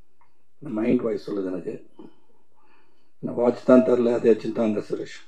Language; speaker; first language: Tamil; native; Tamil